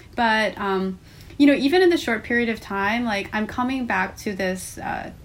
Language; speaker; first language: English; non-native, fluent; Korean